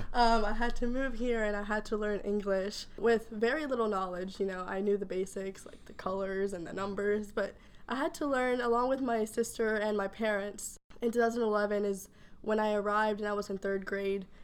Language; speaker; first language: English; early bilingual, other home language; Spanish